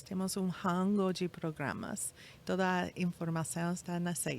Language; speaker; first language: Portuguese; non-native, fluent; English